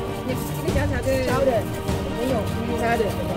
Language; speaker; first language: Chinese; non-native, learner; French